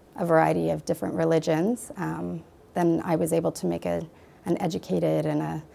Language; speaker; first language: English; native; English